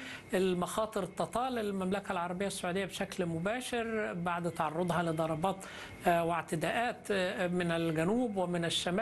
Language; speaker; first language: Arabic; native; Arabic